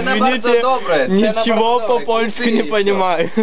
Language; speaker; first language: Russian; non-native, learner; Lithuanian